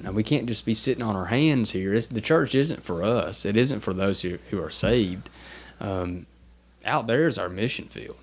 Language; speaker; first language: English; native; English